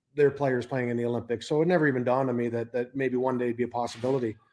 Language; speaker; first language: English; native; English